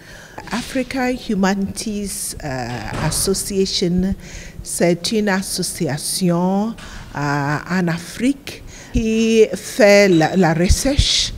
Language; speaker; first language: French; non-native, learner; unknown